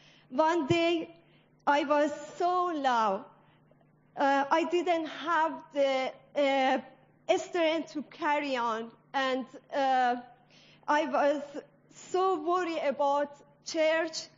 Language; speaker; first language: English; non-native, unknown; Persian